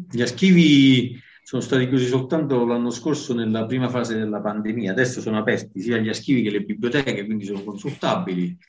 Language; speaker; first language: Italian; native; Italian